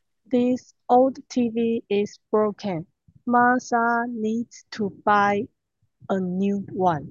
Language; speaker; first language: English; non-native, learner; Chinese